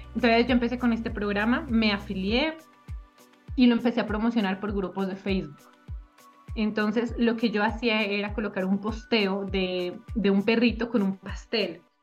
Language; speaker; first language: Spanish; native; Spanish